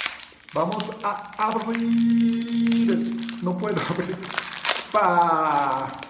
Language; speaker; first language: Spanish; non-native, learner; Japanese